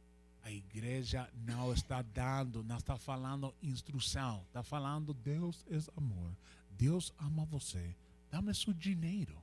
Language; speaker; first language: Portuguese; non-native, fluent; Spanish